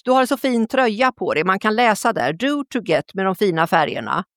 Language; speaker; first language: Swedish; native; Swedish